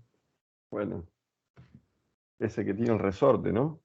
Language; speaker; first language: Spanish; native; Spanish